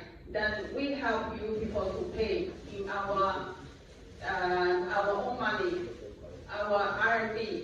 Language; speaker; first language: English; non-native, learner; Chinese